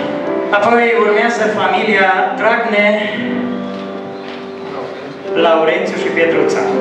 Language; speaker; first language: Romanian; native; Romanian